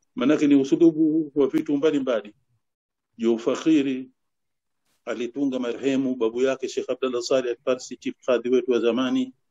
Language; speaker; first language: Swahili; native; Swahili